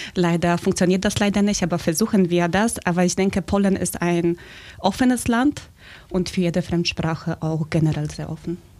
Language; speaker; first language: German; non-native, fluent; Polish